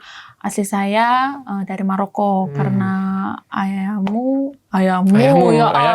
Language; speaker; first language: Indonesian; non-native, learner; German